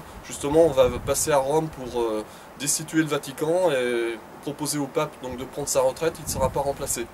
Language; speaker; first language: French; native; French